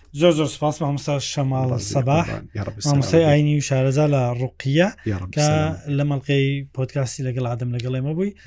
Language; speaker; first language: Central Kurdish; native; Central Kurdish